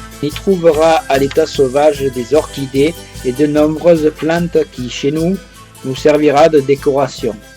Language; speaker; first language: French; native; French